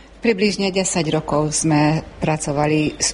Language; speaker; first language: Slovak; early bilingual, heritage; Slovak